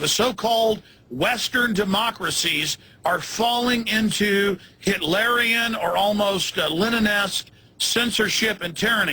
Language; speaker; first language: English; native; English